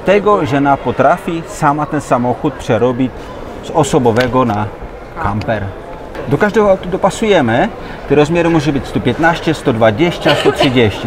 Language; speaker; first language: Polish; non-native, learner; Czech